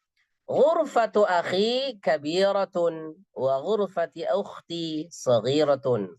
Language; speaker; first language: Arabic; non-native, fluent; Indonesian